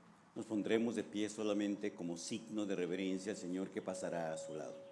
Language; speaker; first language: Spanish; native; Spanish